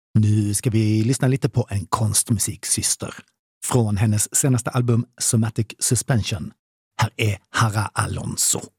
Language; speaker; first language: Swedish; native; Swedish